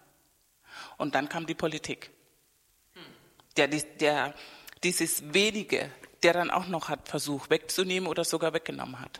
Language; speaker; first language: German; non-native, fluent; Spanish